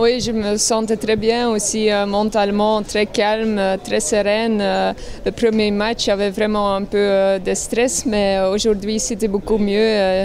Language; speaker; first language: French; non-native, local second language; Dutch